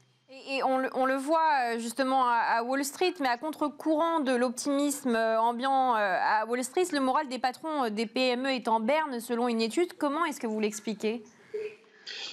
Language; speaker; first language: French; native; French